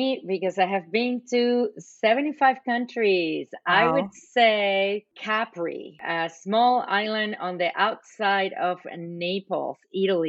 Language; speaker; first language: English; non-native, fluent; Spanish